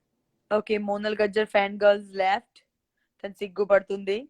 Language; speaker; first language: Telugu; non-native, learner; Gujarati